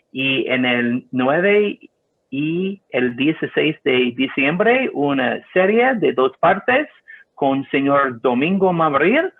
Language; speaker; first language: Spanish; non-native, learner; English